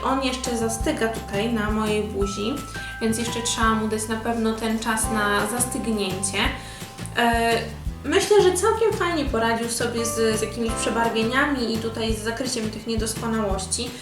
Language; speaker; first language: Polish; native; Polish